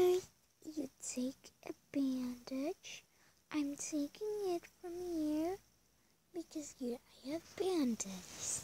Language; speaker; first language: English; non-native, learner; Spanish